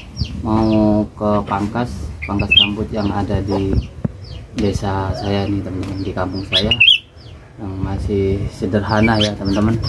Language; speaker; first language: Indonesian; non-native, local second language; Madurese